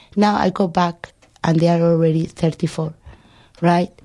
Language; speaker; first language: English; non-native, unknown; Spanish